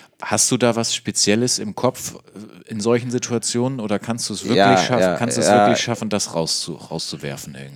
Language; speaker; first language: German; native; German